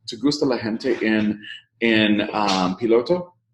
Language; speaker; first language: Spanish; non-native, learner; English